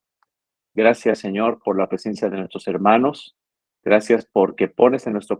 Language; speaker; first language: Spanish; native; Spanish